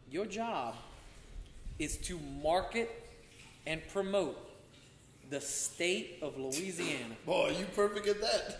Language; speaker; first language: English; native; English